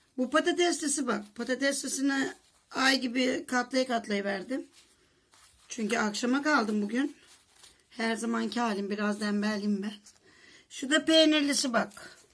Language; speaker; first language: Turkish; native; Turkish